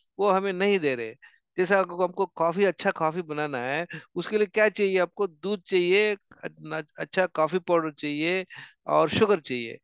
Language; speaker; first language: Hindi; non-native, local second language; Telugu